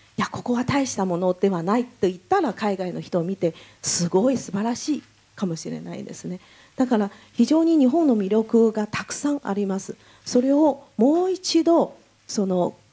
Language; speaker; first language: Japanese; non-native, fluent; Chinese